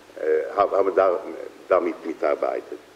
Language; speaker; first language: German; non-native, fluent; Swedish